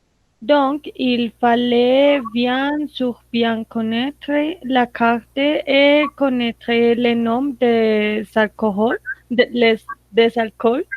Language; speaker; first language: French; non-native, learner; Spanish